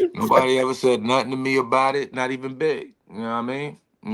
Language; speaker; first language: English; native; English